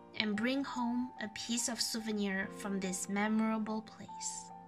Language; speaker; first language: English; non-native, fluent; French